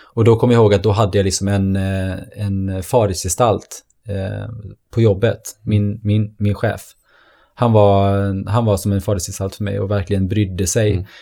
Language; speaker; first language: Swedish; early bilingual, other home language; Norwegian